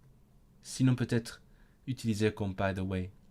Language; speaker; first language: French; non-native, fluent; Cantonese